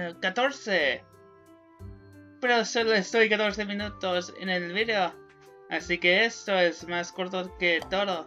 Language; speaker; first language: Spanish; non-native, learner; English